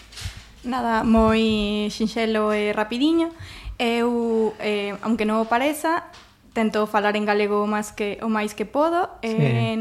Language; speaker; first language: Galician; non-native, learner; Spanish